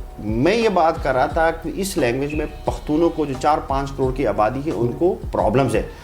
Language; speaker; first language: Urdu; non-native, local second language; Pashto